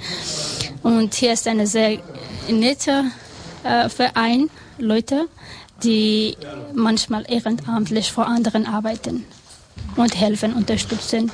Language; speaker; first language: German; non-native, learner; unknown